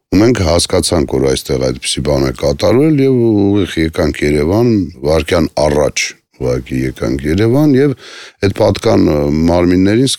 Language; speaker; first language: Armenian; native; Armenian